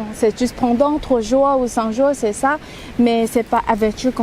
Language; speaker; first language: French; non-native, learner; Thai